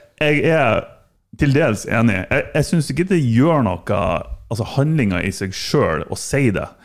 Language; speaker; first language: Norwegian; non-native, fluent; German